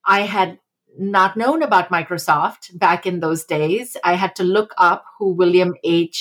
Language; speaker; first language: English; non-native, local second language; Hindi